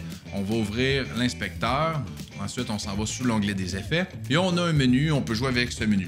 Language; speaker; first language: French; native; French